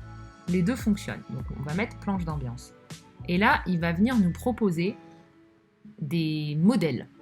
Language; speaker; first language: French; native; French